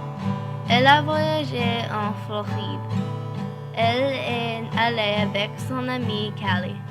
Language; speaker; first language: French; non-native, learner; English